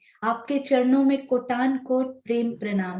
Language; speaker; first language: Hindi; native; Hindi